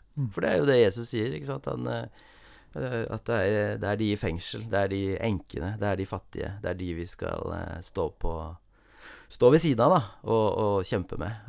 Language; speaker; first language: Norwegian; early bilingual, heritage; Norwegian